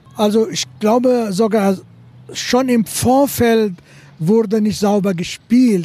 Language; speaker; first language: German; non-native, fluent; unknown